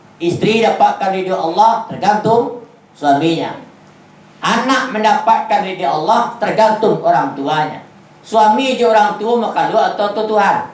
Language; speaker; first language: Malay; non-native, local second language; Minangkabau